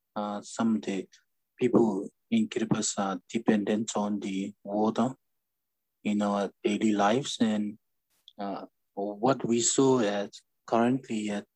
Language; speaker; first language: English; non-native, fluent; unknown